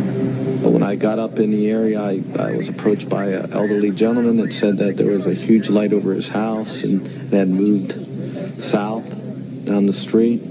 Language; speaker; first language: English; native; English